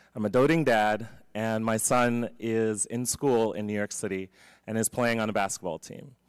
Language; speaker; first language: English; native; English